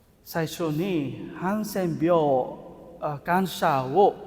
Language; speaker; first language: Japanese; non-native, fluent; Vietnamese